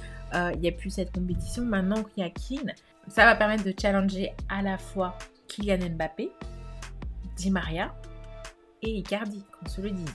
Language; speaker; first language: French; native; French